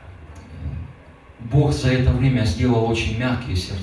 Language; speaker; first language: Russian; native; Russian